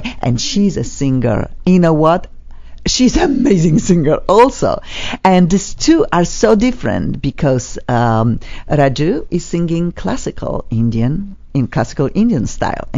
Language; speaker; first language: English; non-native, fluent; Polish